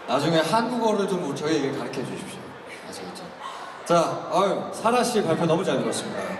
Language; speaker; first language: Korean; native; Korean